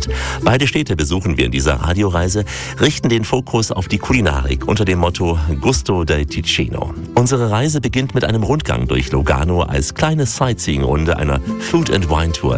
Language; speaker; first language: German; native; German